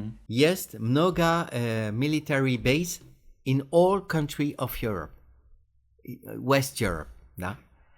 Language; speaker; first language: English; non-native, learner; French